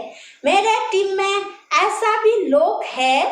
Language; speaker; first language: Hindi; non-native, local second language; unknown